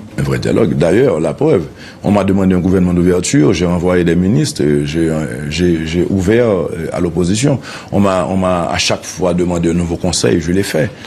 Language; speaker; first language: French; non-native, local second language; Haitian Creole